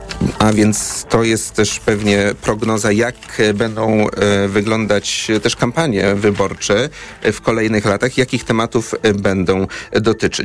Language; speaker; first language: Polish; native; Polish